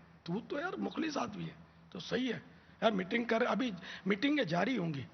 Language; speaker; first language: Urdu; native; Urdu